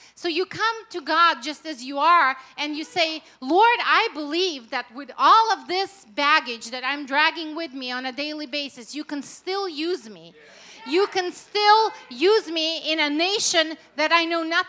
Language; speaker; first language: English; non-native, fluent; Russian